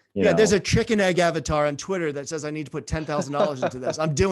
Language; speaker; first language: English; native; English